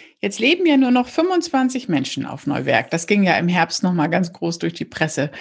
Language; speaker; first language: German; native; German